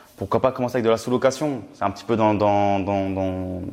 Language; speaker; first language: French; native; French